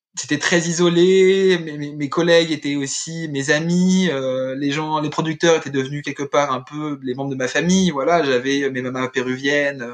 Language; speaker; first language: French; native; French